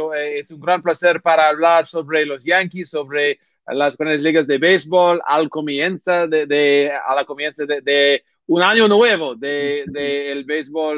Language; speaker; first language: Spanish; non-native, learner; English